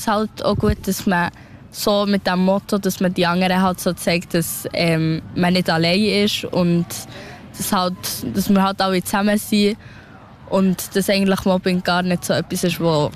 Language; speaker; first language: German; early bilingual, other home language; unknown